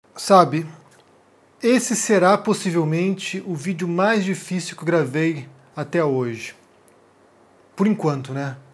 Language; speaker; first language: Portuguese; native; Portuguese